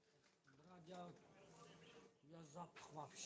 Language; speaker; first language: Russian; non-native, learner; Tajik